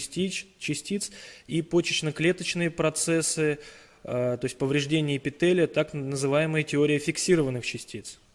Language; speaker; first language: Russian; native; Russian